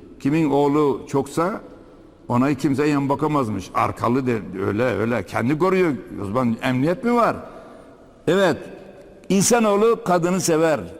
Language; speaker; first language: Turkish; native; Turkish